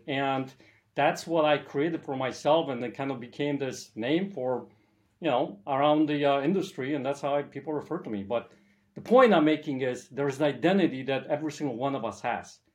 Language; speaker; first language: English; early bilingual, other home language; Polish